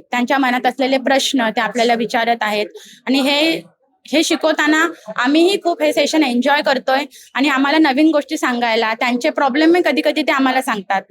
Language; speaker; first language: Marathi; native; Marathi